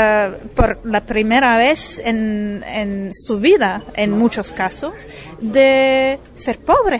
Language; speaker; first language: Spanish; non-native, fluent; German